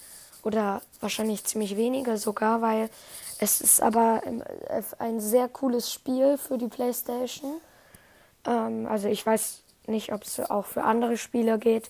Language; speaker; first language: German; native; German